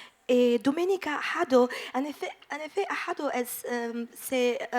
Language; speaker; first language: French; non-native, fluent; Italian